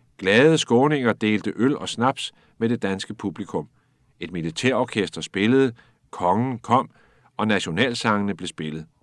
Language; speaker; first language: Danish; native; Danish